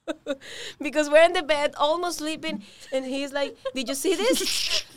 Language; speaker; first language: English; non-native, learner; Spanish